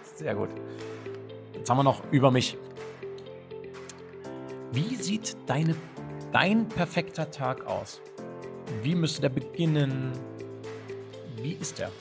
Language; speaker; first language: German; native; German